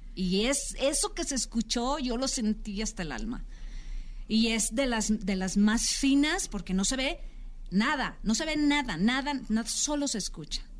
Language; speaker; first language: Spanish; native; Spanish